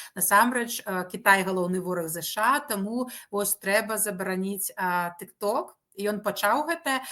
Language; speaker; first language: Belarusian; native; Belarusian